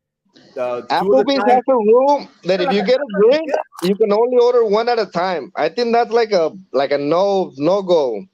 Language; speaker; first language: English; early bilingual, other home language; Spanish